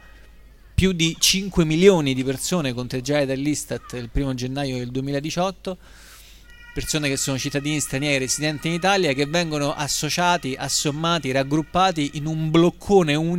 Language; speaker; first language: Italian; native; Italian